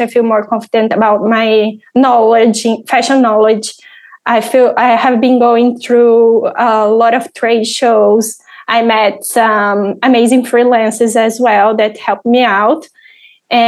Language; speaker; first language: English; non-native, fluent; Portuguese